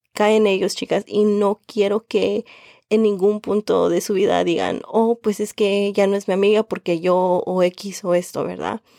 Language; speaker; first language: Spanish; early bilingual, heritage; Spanish